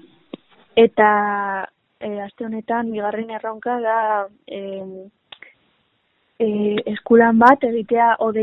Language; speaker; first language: Basque; non-native, local second language; Spanish